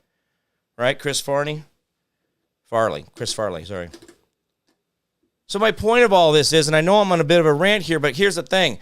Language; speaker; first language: English; native; English